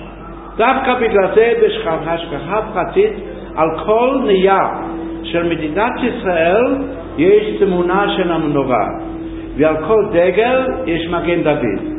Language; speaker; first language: Hebrew; non-native, fluent; English